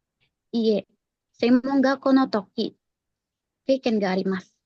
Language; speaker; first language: Japanese; non-native, learner; Indonesian